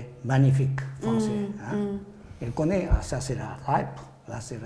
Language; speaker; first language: French; non-native, learner; Chinese